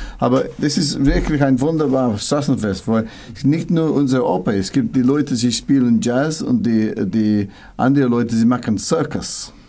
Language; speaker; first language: German; non-native, learner; English